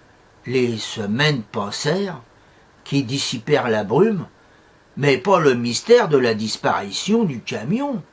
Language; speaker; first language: French; native; French